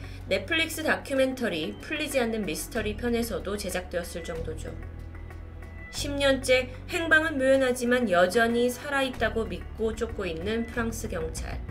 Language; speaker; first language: Korean; native; Korean